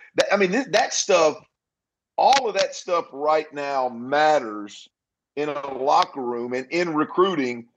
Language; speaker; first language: English; native; English